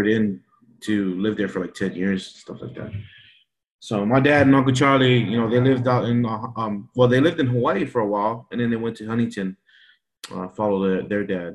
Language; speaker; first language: English; early bilingual, other home language; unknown